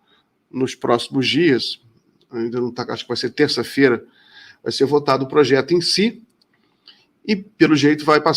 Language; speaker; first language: Portuguese; native; Portuguese